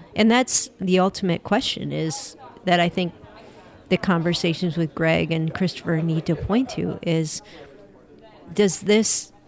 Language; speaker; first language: English; native; English